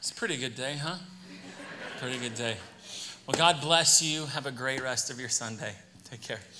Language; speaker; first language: English; native; English